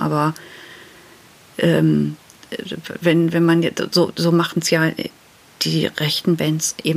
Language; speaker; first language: German; native; German